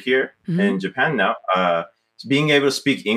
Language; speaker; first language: English; native; English